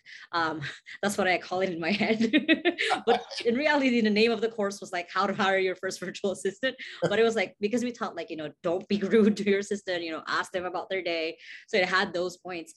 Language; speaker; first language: English; non-native, local second language; Cebuano